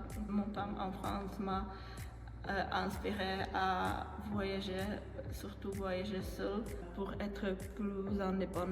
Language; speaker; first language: French; non-native, fluent; Czech